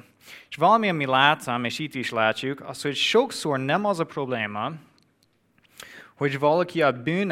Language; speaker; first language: Hungarian; non-native, fluent; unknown